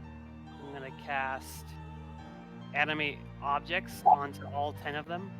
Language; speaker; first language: English; native; English